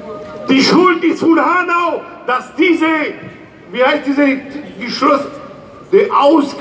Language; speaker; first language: German; non-native, fluent; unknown